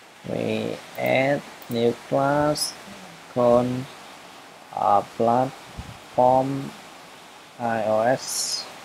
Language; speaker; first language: English; non-native, learner; Vietnamese